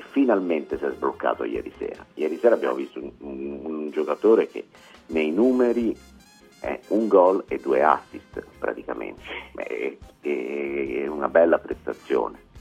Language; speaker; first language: Italian; native; Italian